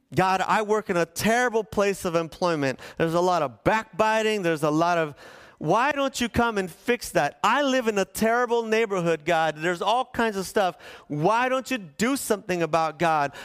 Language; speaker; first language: English; native; English